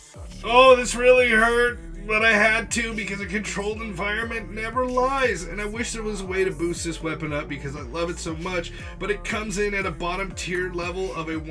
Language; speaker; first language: English; native; English